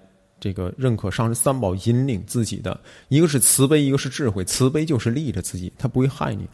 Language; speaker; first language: Chinese; native; Chinese